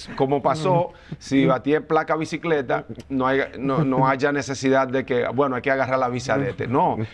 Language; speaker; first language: Spanish; native; Spanish